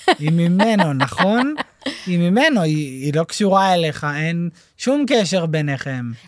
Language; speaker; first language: Hebrew; native; Hebrew